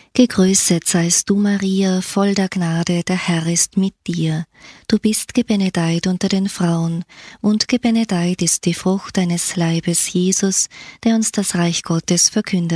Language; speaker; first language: German; native; German